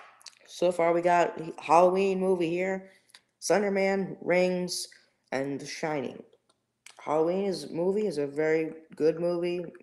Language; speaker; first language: English; native; English